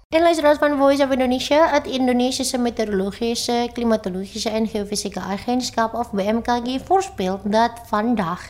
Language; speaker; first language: Dutch; non-native, fluent; Indonesian